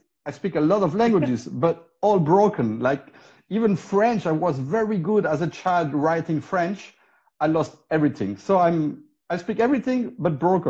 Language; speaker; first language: English; non-native, fluent; Spanish